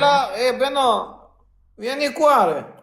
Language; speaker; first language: Italian; non-native, learner; Albanian